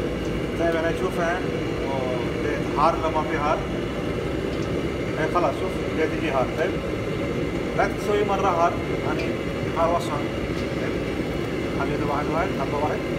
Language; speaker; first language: Arabic; non-native, learner; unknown